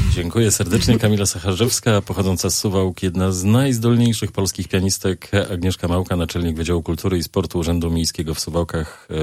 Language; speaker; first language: Polish; native; Polish